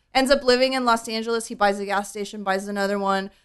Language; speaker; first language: English; native; English